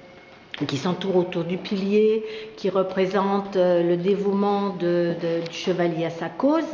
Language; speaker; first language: French; native; French